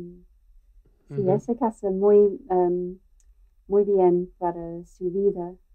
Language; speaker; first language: Spanish; non-native, learner; English